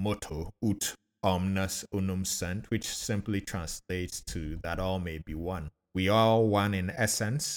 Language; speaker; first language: English; non-native, local second language; Akan